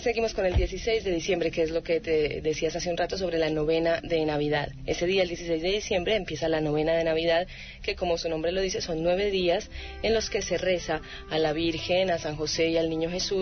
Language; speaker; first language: Spanish; native; Spanish